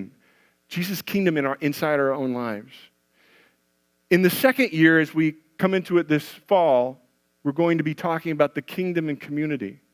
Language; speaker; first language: English; native; English